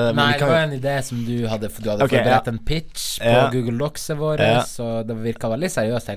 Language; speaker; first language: Norwegian; native; Norwegian